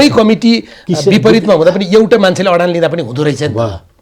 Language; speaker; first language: Nepali; native; Nepali